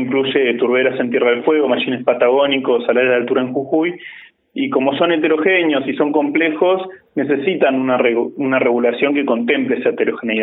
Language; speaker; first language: Spanish; native; Spanish